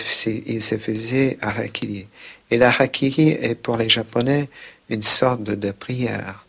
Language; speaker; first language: French; non-native, fluent; English